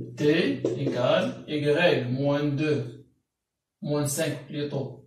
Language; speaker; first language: French; non-native, local second language; Arabic